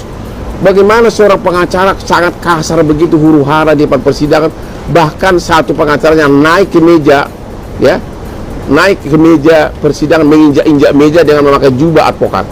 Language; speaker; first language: Indonesian; native; Indonesian